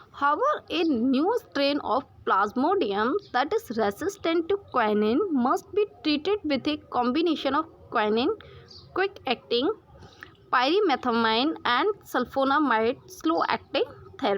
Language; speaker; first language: English; non-native, local second language; Hindi